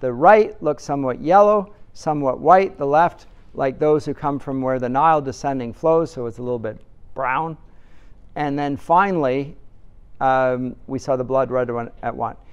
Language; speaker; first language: English; native; English